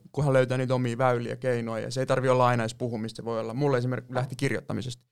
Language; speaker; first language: Finnish; native; Finnish